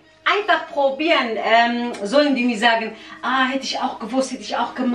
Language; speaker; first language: German; non-native, learner; Central Kurdish